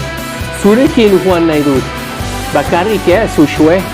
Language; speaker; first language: Basque; non-native, learner; English